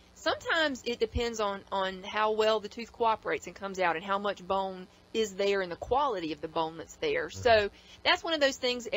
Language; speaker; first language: English; native; English